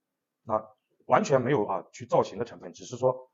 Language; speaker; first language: Chinese; native; Chinese